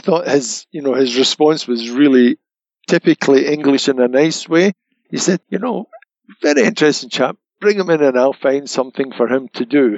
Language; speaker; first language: English; native; English